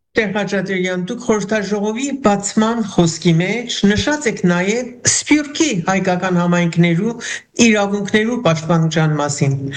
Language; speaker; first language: Armenian; early bilingual, heritage; Armenian